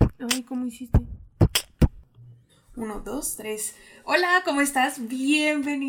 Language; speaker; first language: Spanish; native; Spanish